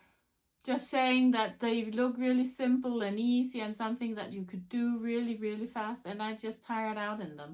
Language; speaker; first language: English; non-native, fluent; Danish